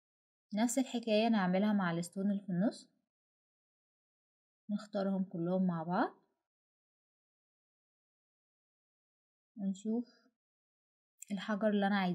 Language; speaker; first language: Arabic; native; Arabic